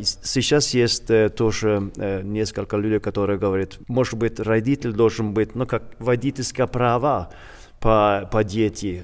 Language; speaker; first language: Russian; non-native, learner; Swedish